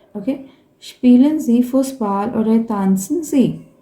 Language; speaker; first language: German; non-native, fluent; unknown